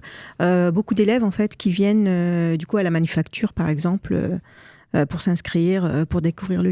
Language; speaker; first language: French; native; French